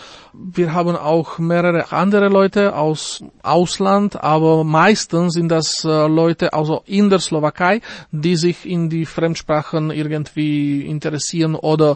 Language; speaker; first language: German; non-native, fluent; Slovak